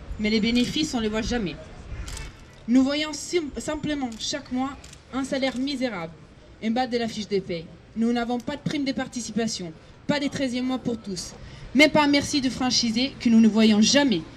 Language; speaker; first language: French; non-native, fluent; Italian